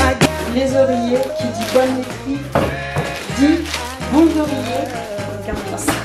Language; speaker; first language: French; native; French